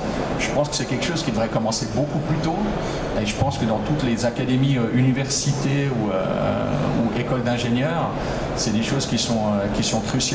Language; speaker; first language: French; native; French